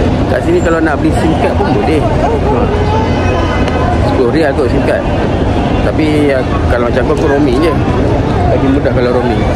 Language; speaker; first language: Malay; native; Malay